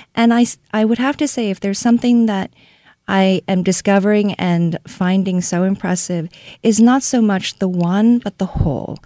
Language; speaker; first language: English; non-native, fluent; Korean